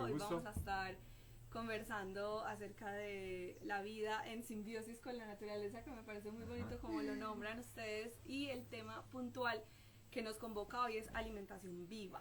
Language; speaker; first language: Spanish; native; Spanish